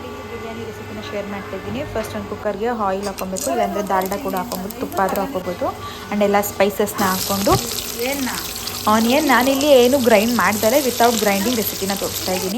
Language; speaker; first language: Kannada; native; Kannada